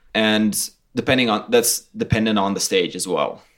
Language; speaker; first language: English; non-native, fluent; Latvian